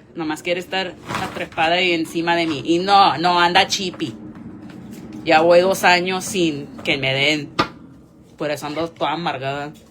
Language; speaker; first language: Spanish; early bilingual, heritage; Spanish